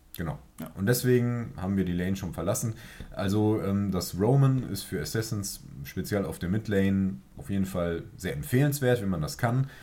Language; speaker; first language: German; native; German